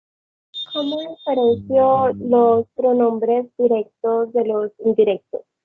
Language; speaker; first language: Spanish; non-native, learner; Portuguese